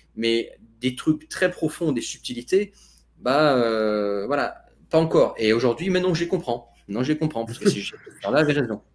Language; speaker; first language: French; native; French